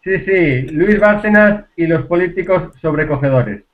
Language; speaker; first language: Spanish; non-native, local second language; Galician